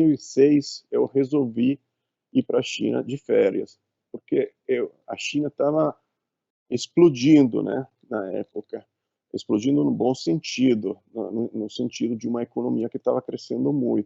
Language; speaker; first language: Portuguese; non-native, fluent; Italian